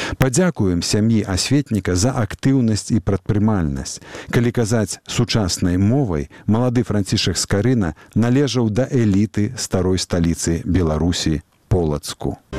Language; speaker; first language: Belarusian; native; Belarusian